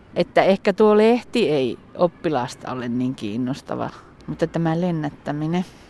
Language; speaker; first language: Finnish; native; Finnish